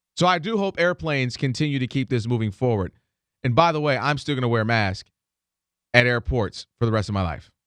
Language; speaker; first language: English; native; English